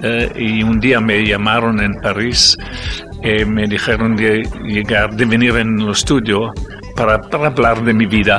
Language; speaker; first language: Spanish; non-native, learner; Italian